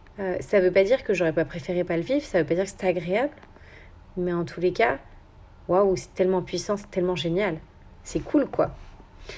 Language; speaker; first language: French; native; French